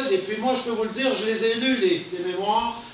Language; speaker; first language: French; native; French